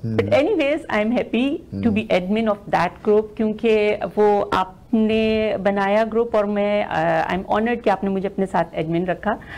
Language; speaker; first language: Urdu; native; Urdu